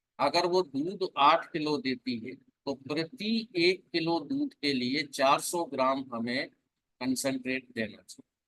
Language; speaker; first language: Hindi; native; Hindi